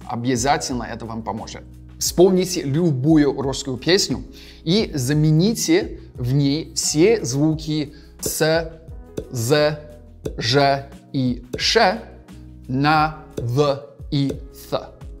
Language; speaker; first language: Russian; non-native, fluent; English